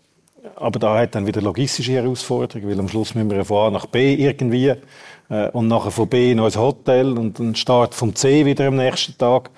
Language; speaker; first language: German; native; German